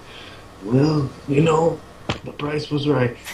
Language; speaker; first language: English; native; English